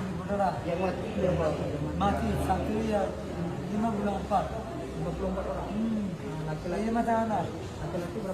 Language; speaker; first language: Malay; non-native, learner; Rohingya